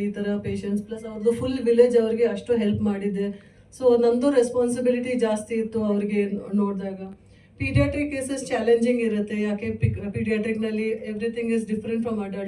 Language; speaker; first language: Kannada; non-native, fluent; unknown